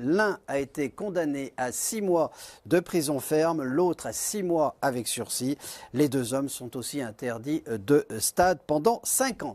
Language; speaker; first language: French; native; French